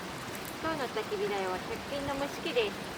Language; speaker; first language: Japanese; native; Japanese